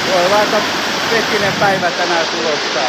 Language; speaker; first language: Finnish; native; Finnish